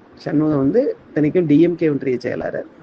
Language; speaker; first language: Tamil; native; Tamil